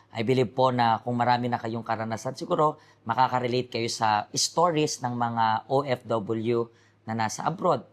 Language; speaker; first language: Filipino; native; Filipino